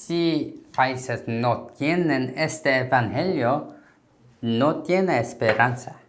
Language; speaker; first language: Spanish; non-native, learner; Korean